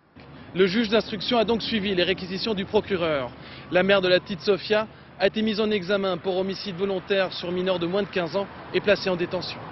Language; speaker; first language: French; native; French